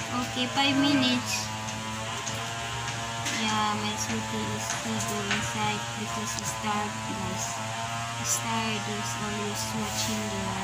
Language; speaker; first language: English; non-native, learner; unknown